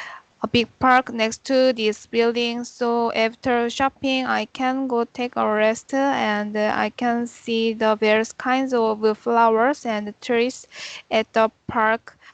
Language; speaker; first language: English; non-native, learner; Korean